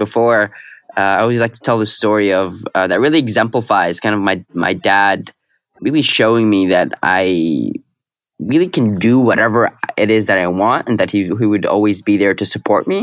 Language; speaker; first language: English; early bilingual, other home language; Arabic